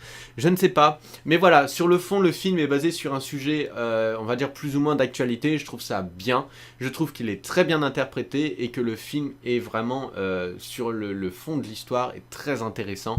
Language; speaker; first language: French; native; French